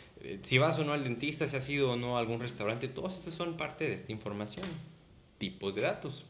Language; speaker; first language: Spanish; native; Spanish